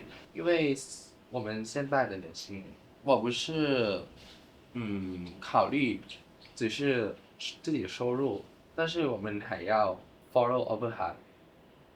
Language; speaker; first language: Chinese; non-native, fluent; Thai